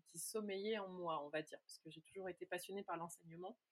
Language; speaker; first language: French; native; French